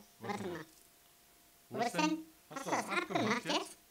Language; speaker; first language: German; native; German